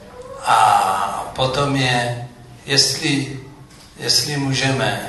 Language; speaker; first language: Czech; non-native, fluent; Amharic